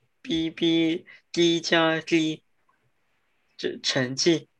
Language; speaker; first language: Chinese; early bilingual, heritage; Chinese